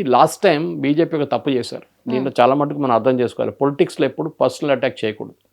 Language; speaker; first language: Telugu; non-native, local second language; Malayalam